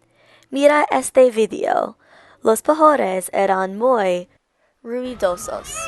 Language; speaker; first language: Spanish; non-native, learner; English